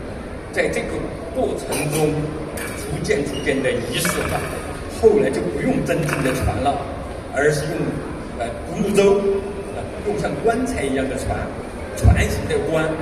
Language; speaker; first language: Chinese; native; Chinese